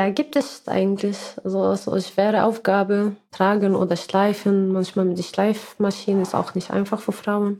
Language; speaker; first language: German; non-native, learner; Arabic